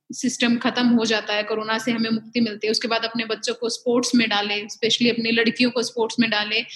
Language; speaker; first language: Hindi; native; Hindi